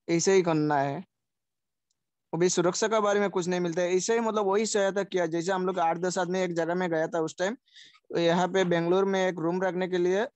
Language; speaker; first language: Hindi; non-native, local second language; Sylheti